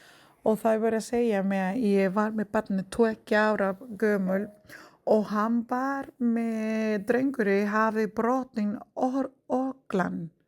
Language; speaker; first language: Icelandic; non-native, learner; Spanish